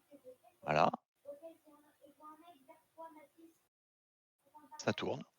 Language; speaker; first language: French; native; French